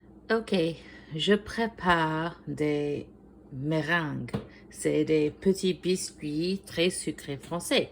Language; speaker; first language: French; non-native, fluent; English